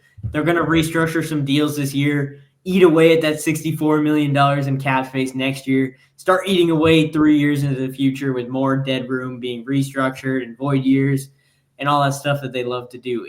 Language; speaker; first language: English; native; English